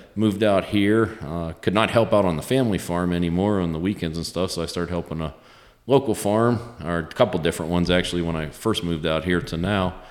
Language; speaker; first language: English; native; English